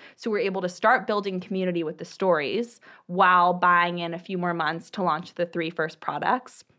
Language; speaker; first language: English; native; English